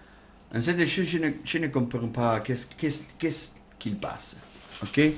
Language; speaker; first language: French; non-native, learner; Spanish